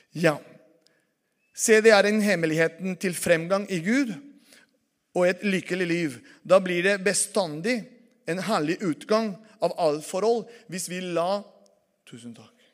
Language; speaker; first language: Norwegian; non-native, fluent; Spanish